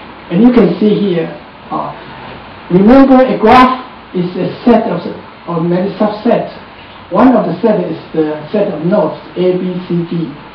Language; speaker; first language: English; non-native, fluent; Chinese